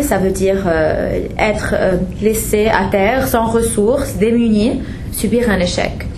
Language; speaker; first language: French; non-native, fluent; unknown